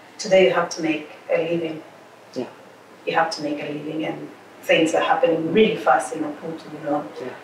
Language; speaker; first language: English; non-native, fluent; Portuguese